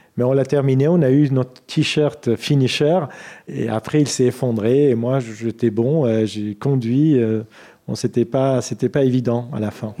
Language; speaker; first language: French; non-native, fluent; Armenian